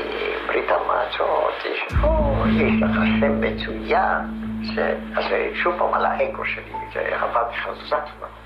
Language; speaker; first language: Hebrew; non-native, fluent; Polish